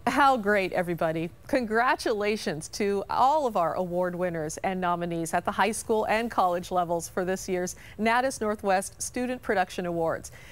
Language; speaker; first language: English; native; English